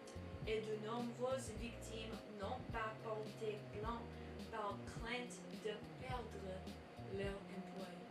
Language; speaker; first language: French; non-native, learner; English